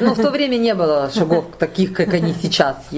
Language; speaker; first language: Russian; native; Russian